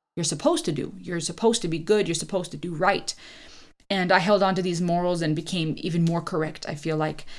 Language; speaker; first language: English; early bilingual, other home language; German